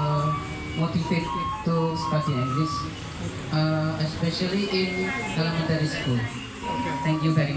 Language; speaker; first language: English; non-native, learner; Indonesian